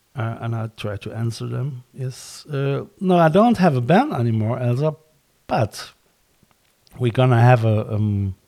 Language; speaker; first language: English; non-native, fluent; German